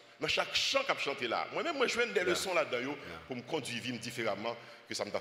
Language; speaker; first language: French; non-native, local second language; Haitian Creole